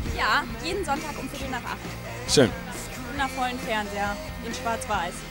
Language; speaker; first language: German; native; German